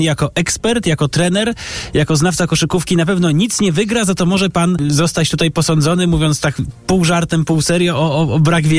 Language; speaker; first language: Polish; native; Polish